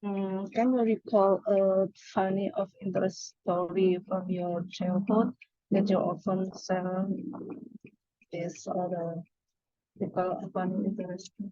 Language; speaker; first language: English; non-native, learner; Indonesian